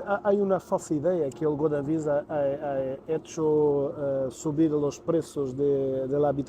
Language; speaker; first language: Spanish; non-native, learner; Portuguese